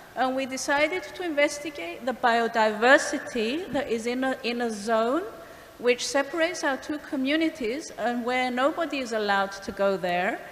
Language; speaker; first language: English; non-native, fluent; Greek